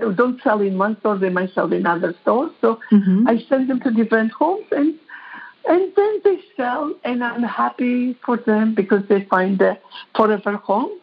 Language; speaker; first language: English; non-native, fluent; Georgian